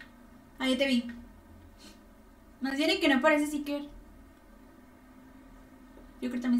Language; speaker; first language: Spanish; native; Spanish